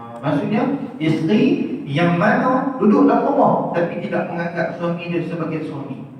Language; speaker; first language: Malay; native; Malay